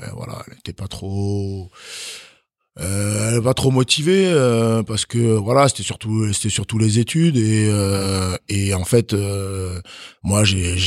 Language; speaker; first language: French; early bilingual, other home language; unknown